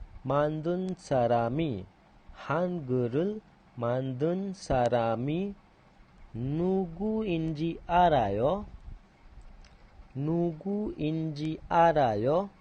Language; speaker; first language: Korean; non-native, fluent; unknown